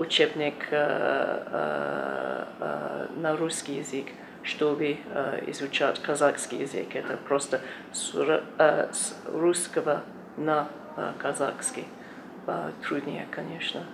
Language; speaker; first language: Russian; non-native, learner; English